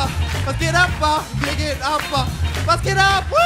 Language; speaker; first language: German; native; German